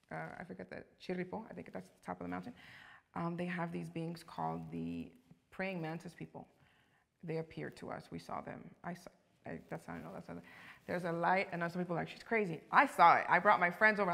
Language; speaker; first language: English; early bilingual, other home language; Spanish